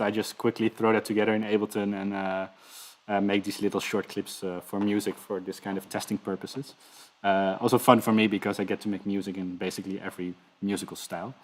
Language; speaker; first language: English; non-native, fluent; Dutch